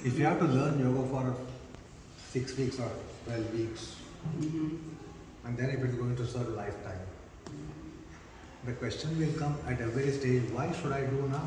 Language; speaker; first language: English; non-native, fluent; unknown